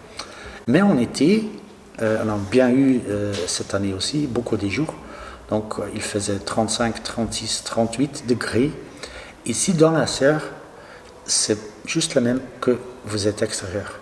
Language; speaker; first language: French; non-native, local second language; Dutch